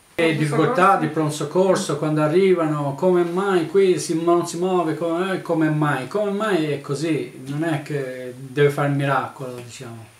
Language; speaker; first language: Italian; non-native, learner; Albanian